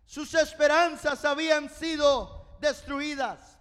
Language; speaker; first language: Spanish; non-native, fluent; English